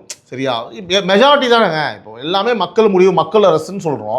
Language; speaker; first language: Tamil; native; Tamil